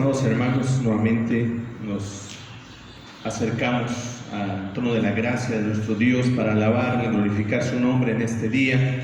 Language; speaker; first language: Spanish; native; Spanish